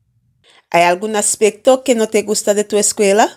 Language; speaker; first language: Spanish; non-native, fluent; English